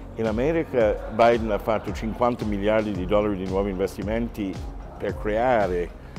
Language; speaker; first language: Italian; non-native, fluent; English